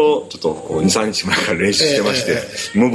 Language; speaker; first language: Japanese; native; Japanese